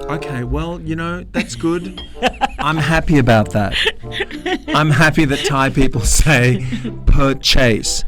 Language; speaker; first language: English; native; English